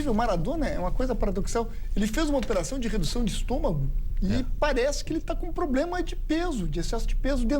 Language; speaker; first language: Portuguese; native; Portuguese